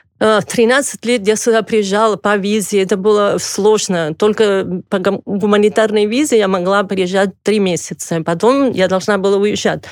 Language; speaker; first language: Russian; non-native, fluent; Catalan